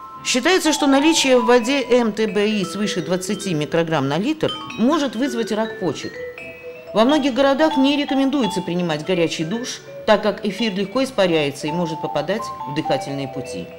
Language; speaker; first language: Russian; native; Russian